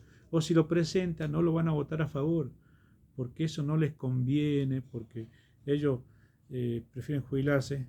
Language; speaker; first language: Spanish; native; Spanish